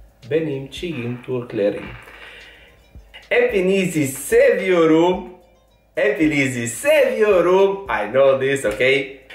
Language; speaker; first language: Turkish; non-native, learner; Italian